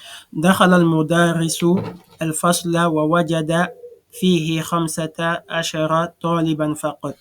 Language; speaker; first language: Arabic; non-native, fluent; French